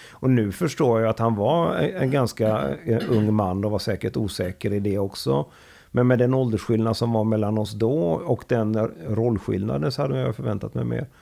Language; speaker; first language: Swedish; native; Swedish